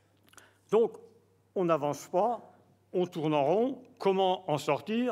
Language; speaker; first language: French; native; French